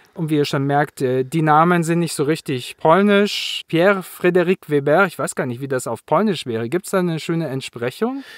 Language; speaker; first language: German; native; German